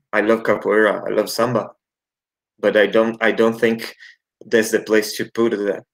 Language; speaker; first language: English; non-native, learner; Portuguese